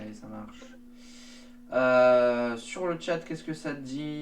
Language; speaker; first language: French; native; French